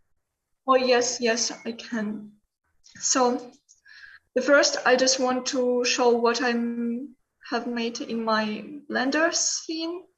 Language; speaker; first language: English; non-native, learner; Russian